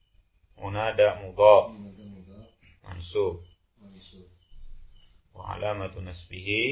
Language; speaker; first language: Arabic; non-native, fluent; Indonesian